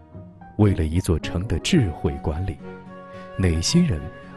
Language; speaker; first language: Chinese; native; Chinese